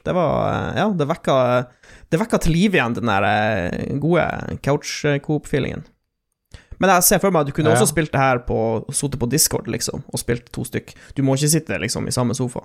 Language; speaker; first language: Norwegian; native; Norwegian